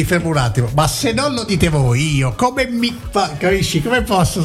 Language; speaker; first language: Italian; native; Italian